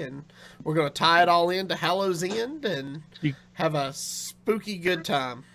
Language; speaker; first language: English; native; English